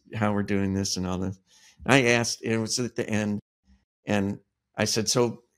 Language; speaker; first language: English; native; English